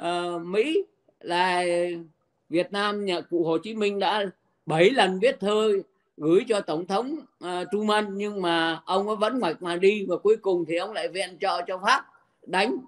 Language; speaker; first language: Vietnamese; native; Vietnamese